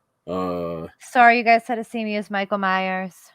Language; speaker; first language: English; native; English